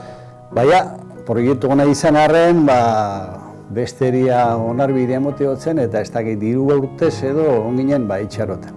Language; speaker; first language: Basque; native; Basque